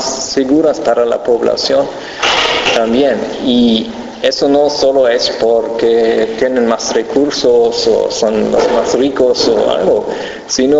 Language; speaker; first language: Spanish; non-native, fluent; German